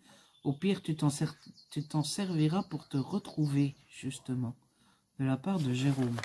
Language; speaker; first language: French; native; French